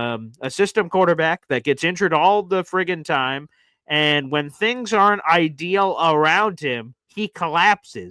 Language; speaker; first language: English; native; English